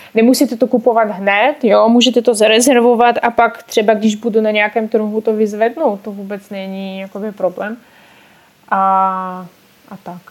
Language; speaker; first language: Czech; non-native, fluent; Russian